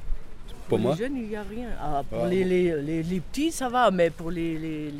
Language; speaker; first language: French; non-native, fluent; German